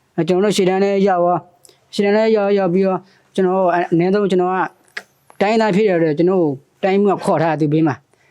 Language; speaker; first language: Burmese; non-native, local second language; Karen languages